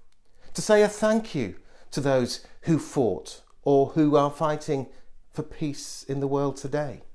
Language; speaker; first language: English; native; English